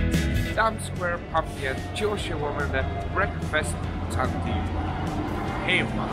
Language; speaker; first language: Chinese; non-native, learner; German